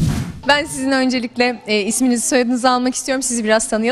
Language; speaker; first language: Turkish; native; Turkish